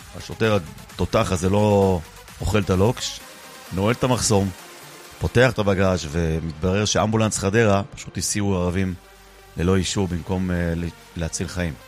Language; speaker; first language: Hebrew; native; Hebrew